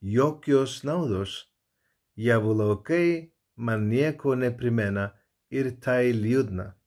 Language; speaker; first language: Lithuanian; non-native, learner; Turkish